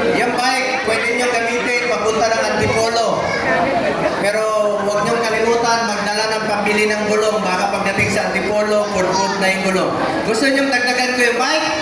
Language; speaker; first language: Filipino; non-native, local second language; Cebuano